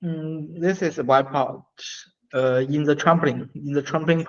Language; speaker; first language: English; non-native, learner; Chinese